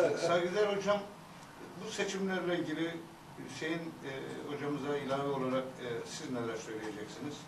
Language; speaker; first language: Turkish; native; Turkish